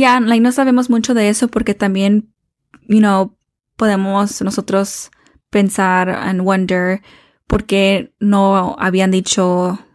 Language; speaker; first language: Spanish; early bilingual, heritage; Spanish